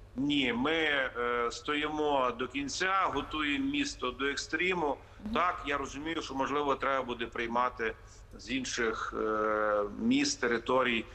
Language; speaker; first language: Ukrainian; native; Ukrainian